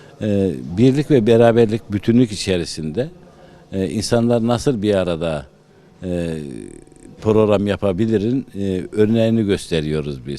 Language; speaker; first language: Turkish; native; Turkish